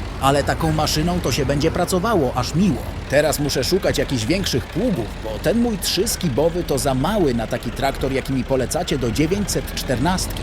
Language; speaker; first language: Polish; native; Polish